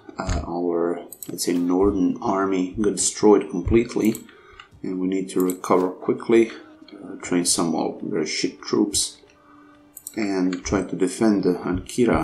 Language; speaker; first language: English; non-native, fluent; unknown